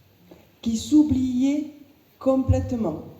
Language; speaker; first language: French; native; French